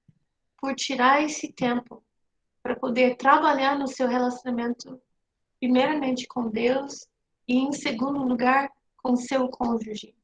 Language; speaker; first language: Portuguese; non-native, fluent; English